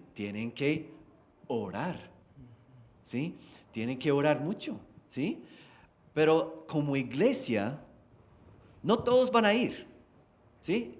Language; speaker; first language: Spanish; non-native, fluent; English